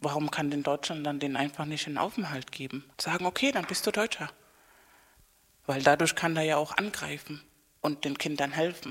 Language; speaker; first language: German; non-native, fluent; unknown